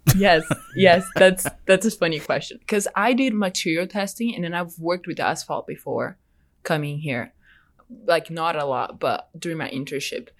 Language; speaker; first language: English; non-native, fluent; Portuguese